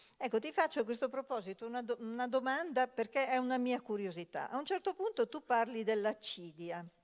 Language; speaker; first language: Italian; native; Italian